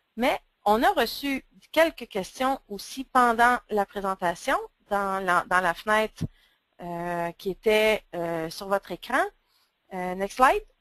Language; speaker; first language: French; native; French